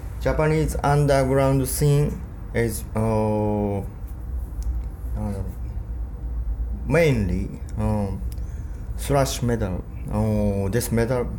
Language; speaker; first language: English; non-native, learner; Japanese